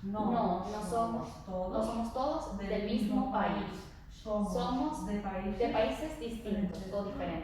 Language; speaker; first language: Spanish; non-native, learner; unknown